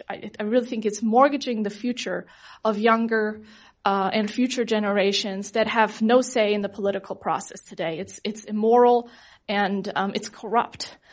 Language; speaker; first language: English; non-native, fluent; German